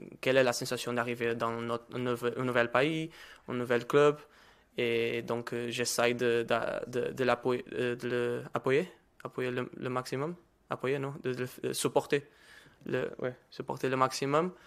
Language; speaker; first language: French; non-native, learner; Portuguese